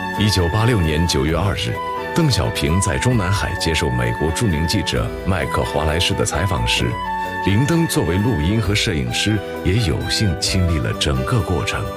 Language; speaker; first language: Chinese; native; Chinese